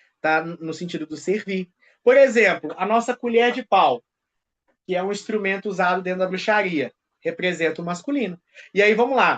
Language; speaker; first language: Portuguese; native; Portuguese